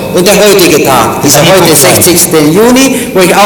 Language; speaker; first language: German; native; German